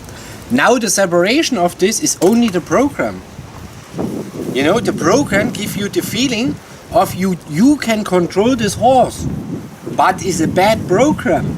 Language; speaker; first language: English; non-native, learner; German